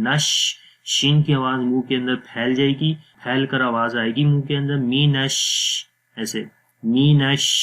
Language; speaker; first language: Urdu; non-native, local second language; Punjabi